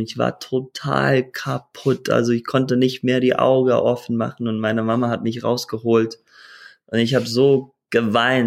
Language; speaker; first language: German; early bilingual, heritage; German